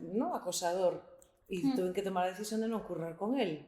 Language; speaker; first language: Spanish; non-native, local second language; Galician